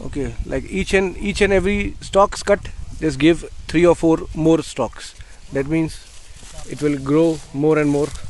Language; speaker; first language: English; non-native, local second language; Hindi